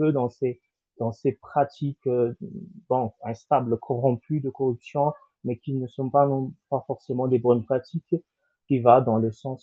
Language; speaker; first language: French; non-native, local second language; Malagasy